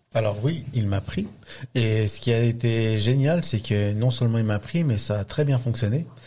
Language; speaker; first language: French; native; French